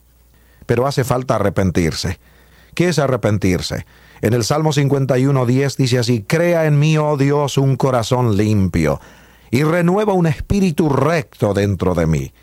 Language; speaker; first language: Spanish; native; Spanish